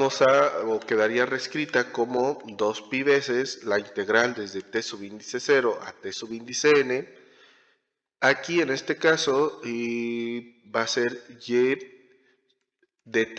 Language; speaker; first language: Spanish; native; Spanish